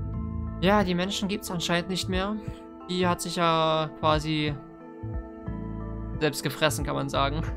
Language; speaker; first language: German; native; German